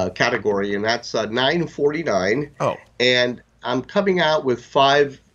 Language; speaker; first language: English; native; English